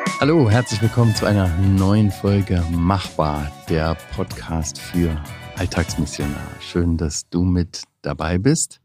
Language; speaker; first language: German; native; German